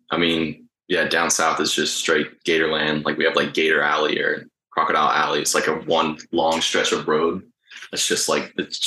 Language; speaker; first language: English; native; English